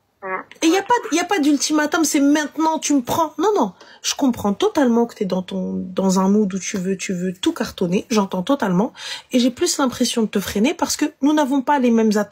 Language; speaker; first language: French; native; French